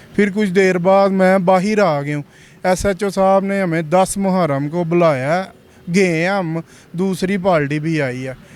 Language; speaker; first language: Urdu; non-native, local second language; Punjabi